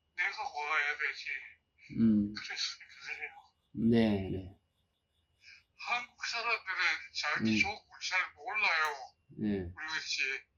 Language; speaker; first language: Korean; early bilingual, heritage; Korean